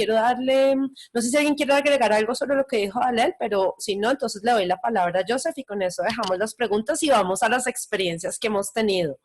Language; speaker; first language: Spanish; native; Spanish